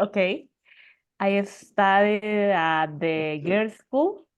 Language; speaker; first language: English; non-native, learner; Spanish